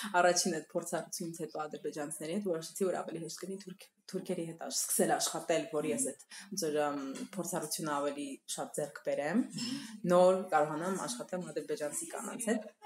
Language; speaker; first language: Armenian; early bilingual, heritage; Armenian